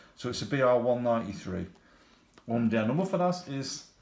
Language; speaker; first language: German; non-native, learner; English